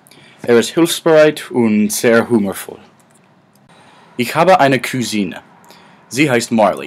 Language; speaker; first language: German; non-native, learner; English